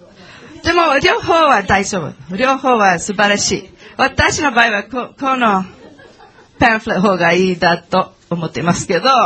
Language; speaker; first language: Japanese; non-native, learner; English